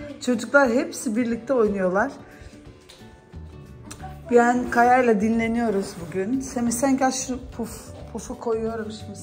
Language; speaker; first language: Turkish; early bilingual, heritage; Turkish